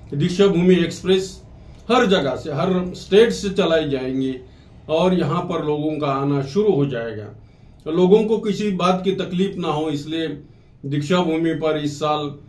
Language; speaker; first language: Hindi; non-native, local second language; Marathi